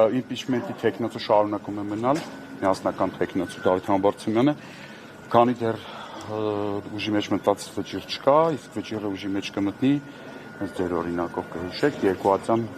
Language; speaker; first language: Armenian; native; Armenian